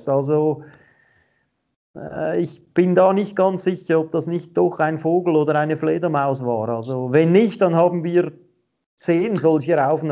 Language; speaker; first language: German; native; German